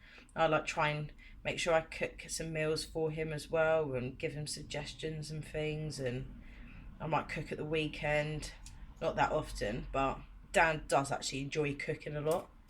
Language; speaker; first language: English; native; English